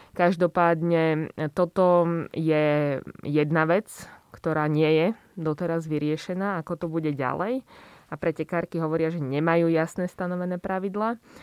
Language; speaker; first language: Slovak; native; Slovak